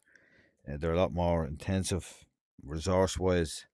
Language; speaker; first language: English; native; English